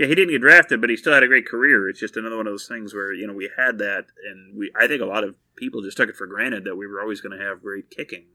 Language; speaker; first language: English; native; English